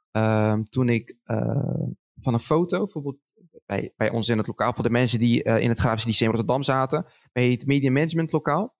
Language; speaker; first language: Dutch; early bilingual, other home language; Arabic